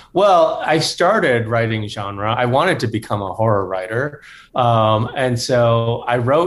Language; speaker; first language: English; native; English